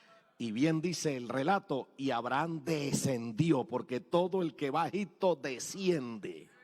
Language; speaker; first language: Spanish; native; Spanish